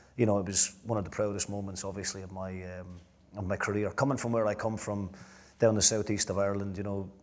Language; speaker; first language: English; native; English